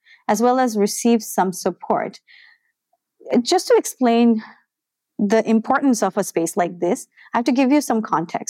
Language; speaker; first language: English; non-native, local second language; Bangla